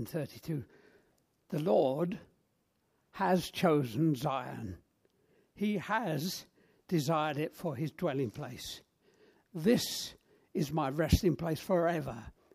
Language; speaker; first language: English; native; English